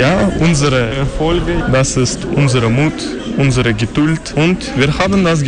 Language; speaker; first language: German; non-native, learner; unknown